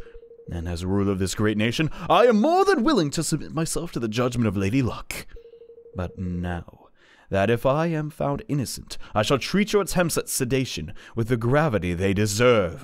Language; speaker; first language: English; native; English